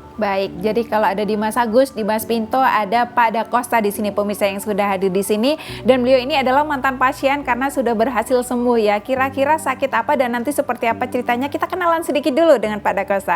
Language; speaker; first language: Indonesian; native; Indonesian